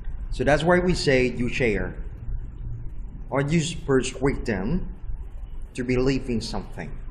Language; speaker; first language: English; non-native, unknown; Vietnamese